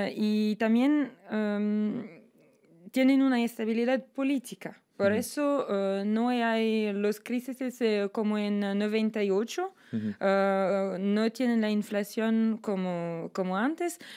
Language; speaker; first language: Spanish; non-native, fluent; Russian